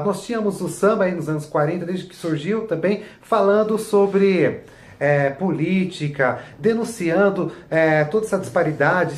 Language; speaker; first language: Portuguese; native; Portuguese